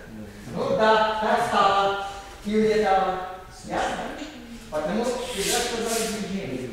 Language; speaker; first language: Russian; non-native, learner; Serbian